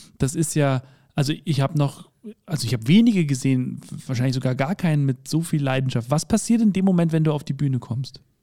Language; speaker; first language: German; native; German